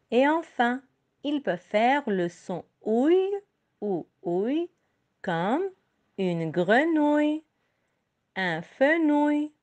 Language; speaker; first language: French; non-native, local second language; Arabic